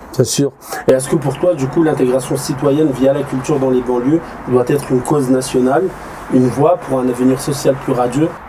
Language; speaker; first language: French; early bilingual, other home language; Arabic